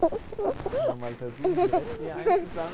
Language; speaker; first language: German; native; German